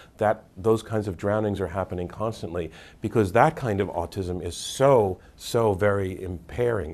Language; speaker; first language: English; native; English